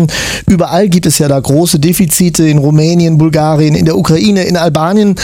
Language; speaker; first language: German; native; German